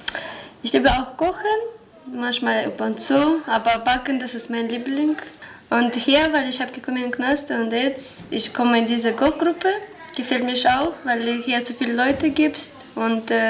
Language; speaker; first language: German; non-native, learner; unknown